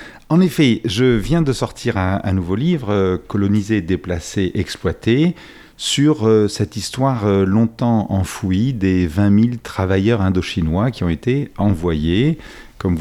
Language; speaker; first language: French; native; French